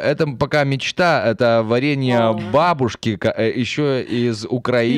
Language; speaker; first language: Russian; native; Russian